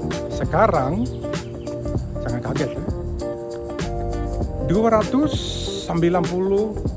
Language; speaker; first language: Indonesian; early bilingual, heritage; Dutch